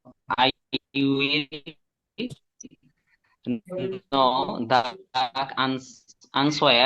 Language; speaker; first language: English; non-native, learner; Bangla